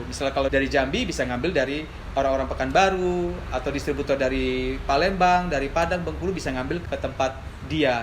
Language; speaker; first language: Indonesian; native; Indonesian